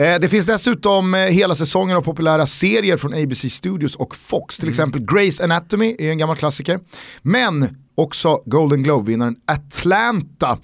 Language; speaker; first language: Swedish; native; Swedish